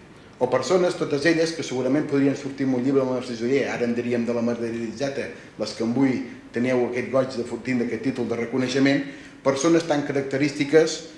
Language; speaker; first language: Catalan; native; Catalan